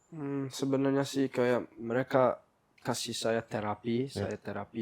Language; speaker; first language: Indonesian; early bilingual, heritage; English